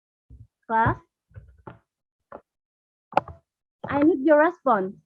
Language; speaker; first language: English; non-native, fluent; Indonesian